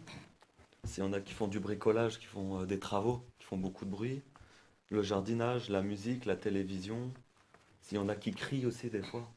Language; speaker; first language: French; native; French